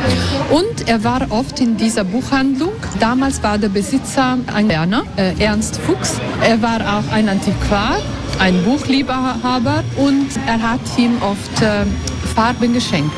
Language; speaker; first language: German; non-native, local second language; Italian